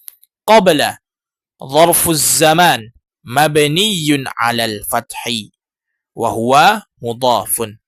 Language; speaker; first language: Arabic; non-native, fluent; Indonesian